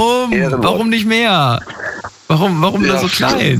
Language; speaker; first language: German; native; German